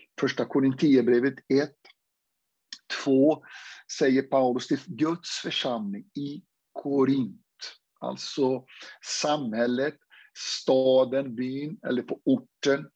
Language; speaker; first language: Swedish; non-native, fluent; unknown